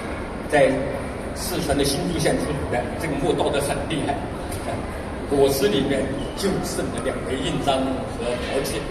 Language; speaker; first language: Chinese; native; Chinese